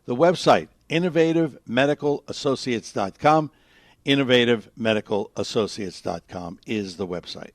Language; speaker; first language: English; native; English